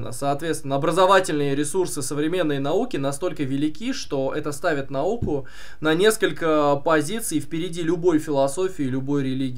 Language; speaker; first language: Russian; native; Russian